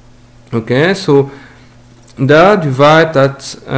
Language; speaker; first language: Norwegian; non-native, fluent; French